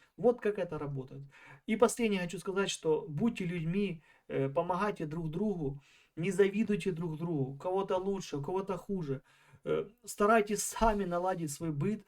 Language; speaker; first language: Russian; native; Russian